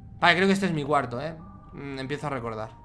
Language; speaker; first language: Spanish; native; Spanish